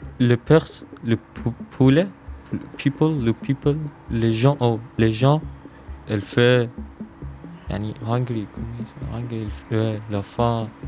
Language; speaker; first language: French; non-native, learner; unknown